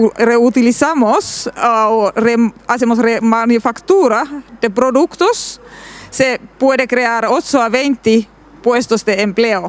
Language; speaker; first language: Spanish; non-native, learner; Finnish